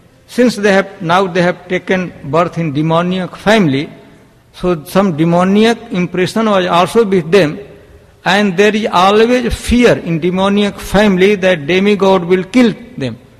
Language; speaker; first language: English; non-native, local second language; Hindi